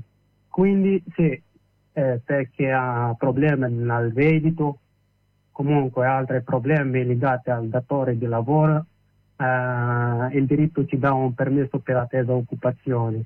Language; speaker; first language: Italian; non-native, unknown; Arabic